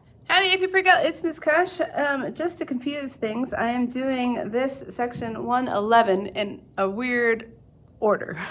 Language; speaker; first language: English; native; English